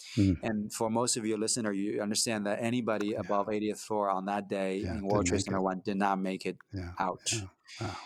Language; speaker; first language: English; early bilingual, other home language; Chinese